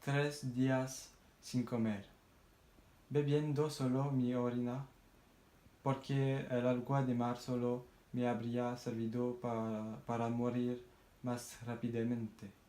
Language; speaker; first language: Spanish; non-native, learner; French